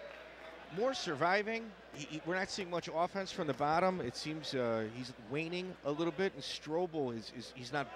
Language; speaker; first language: English; native; English